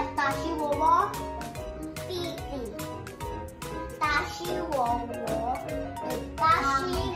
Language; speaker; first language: Chinese; non-native, learner; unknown